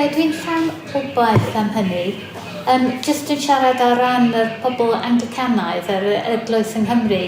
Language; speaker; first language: Welsh; non-native, fluent; English